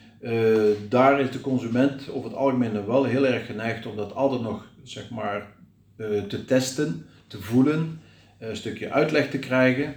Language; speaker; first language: Dutch; native; Dutch